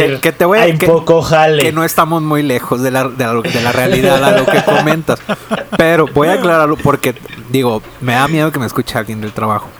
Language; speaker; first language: Spanish; native; Spanish